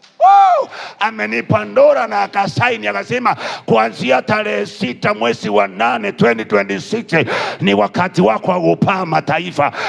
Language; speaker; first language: Swahili; non-native, local second language; Kikuyu